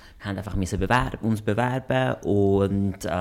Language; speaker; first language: German; non-native, fluent; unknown